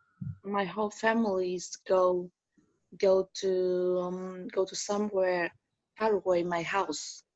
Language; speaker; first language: English; non-native, learner; Vietnamese